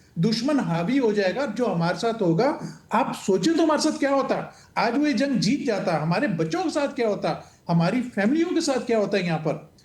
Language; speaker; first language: Urdu; non-native, local second language; Punjabi